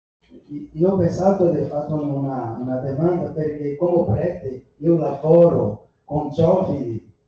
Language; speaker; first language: Italian; non-native, fluent; Portuguese